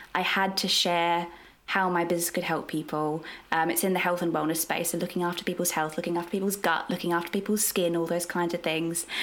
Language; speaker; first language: English; native; English